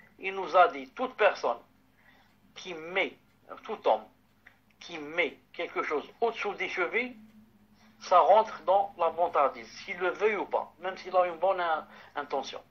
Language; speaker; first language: French; non-native, local second language; Arabic